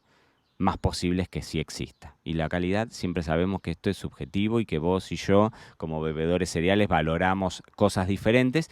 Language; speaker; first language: Spanish; native; Spanish